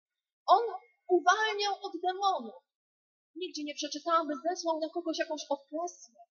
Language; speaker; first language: Polish; native; Polish